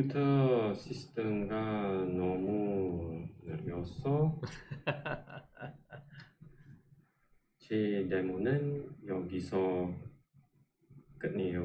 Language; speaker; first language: Korean; non-native, learner; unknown